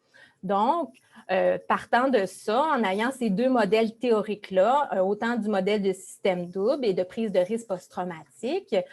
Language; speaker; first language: French; native; French